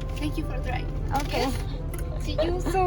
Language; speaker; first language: English; non-native, learner; Spanish